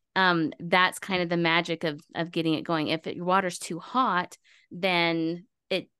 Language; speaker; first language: English; native; English